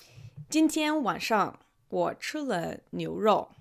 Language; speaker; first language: Chinese; non-native, fluent; English